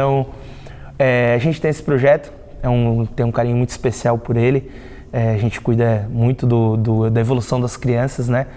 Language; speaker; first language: Portuguese; native; Portuguese